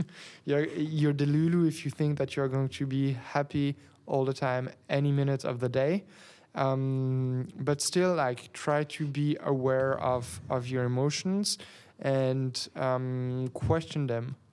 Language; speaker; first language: English; non-native, fluent; French